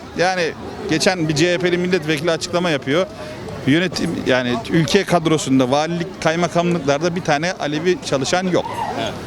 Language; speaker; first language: Turkish; native; Turkish